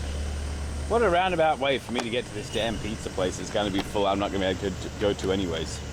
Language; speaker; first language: English; native; English